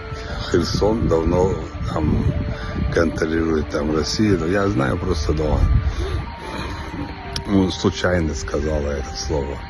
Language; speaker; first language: Russian; non-native, local second language; Chechen